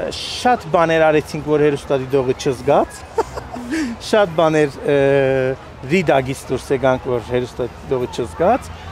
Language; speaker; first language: Armenian; early bilingual, heritage; Armenian